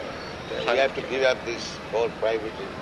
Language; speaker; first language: English; non-native, learner; Japanese